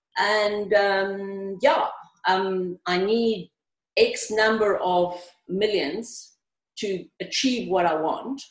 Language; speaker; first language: English; early bilingual, other home language; Greek